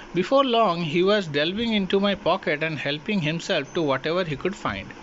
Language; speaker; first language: English; non-native, local second language; Hindi